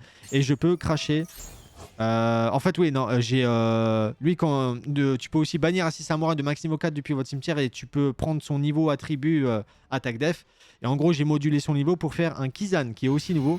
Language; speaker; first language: French; native; French